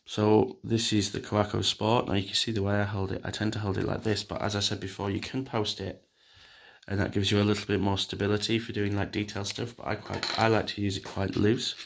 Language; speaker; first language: English; native; English